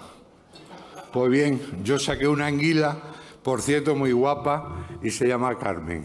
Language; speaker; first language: Spanish; native; Spanish